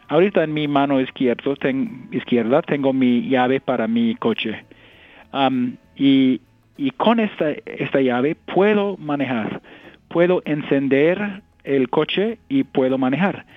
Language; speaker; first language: Spanish; non-native, fluent; English